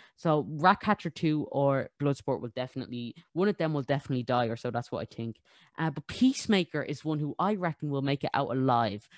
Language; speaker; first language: English; native; English